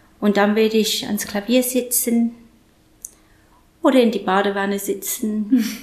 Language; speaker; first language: German; non-native, fluent; English